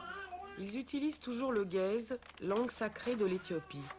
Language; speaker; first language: French; native; French